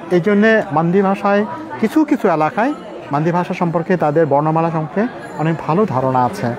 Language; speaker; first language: Bangla; non-native, local second language; Garo